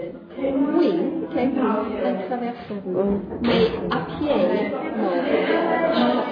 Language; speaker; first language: French; non-native, fluent; English